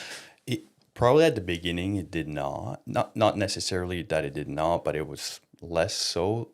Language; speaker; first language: English; non-native, local second language; French